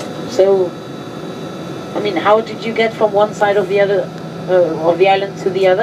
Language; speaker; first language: English; non-native, fluent; Spanish